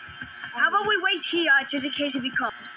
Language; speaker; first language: English; native; English